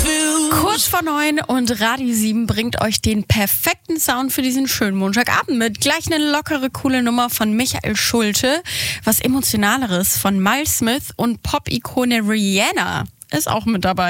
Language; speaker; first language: German; native; German